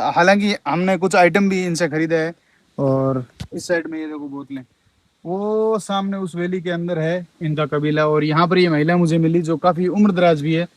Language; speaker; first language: Hindi; native; Hindi